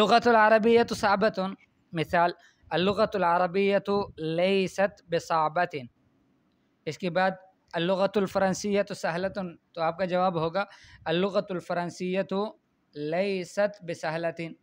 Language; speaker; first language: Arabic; non-native, fluent; Urdu